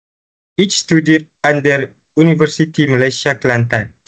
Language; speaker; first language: German; non-native, learner; Malay